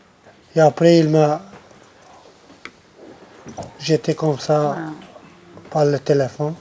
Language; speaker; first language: French; non-native, fluent; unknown